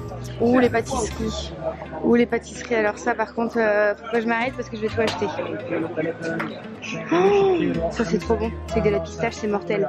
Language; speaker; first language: French; native; French